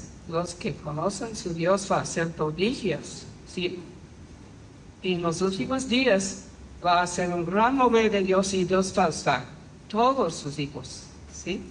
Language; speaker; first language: Spanish; non-native, fluent; English